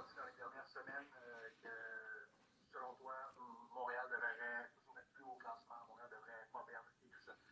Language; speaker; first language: French; native; French